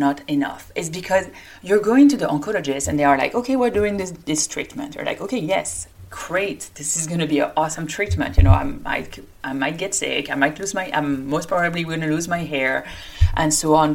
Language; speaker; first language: English; non-native, fluent; French